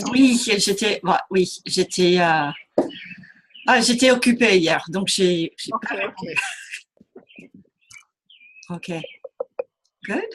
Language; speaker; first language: French; non-native, fluent; English